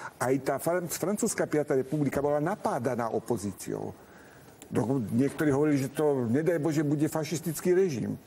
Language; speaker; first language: Slovak; non-native, local second language; Hungarian